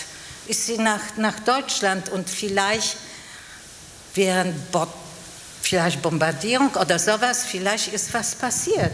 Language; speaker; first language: German; non-native, fluent; Polish